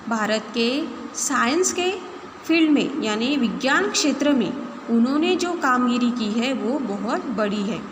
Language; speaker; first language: Hindi; non-native, local second language; Marathi